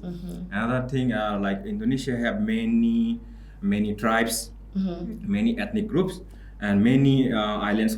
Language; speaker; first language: English; non-native, local second language; Bangla